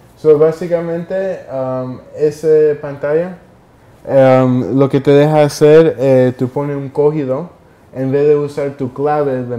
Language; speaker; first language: Spanish; early bilingual, heritage; Spanish